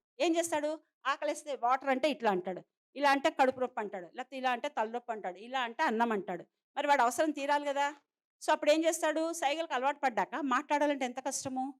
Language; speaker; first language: Telugu; native; Telugu